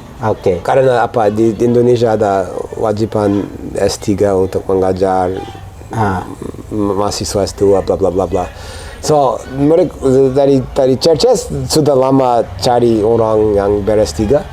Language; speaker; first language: Indonesian; non-native, fluent; English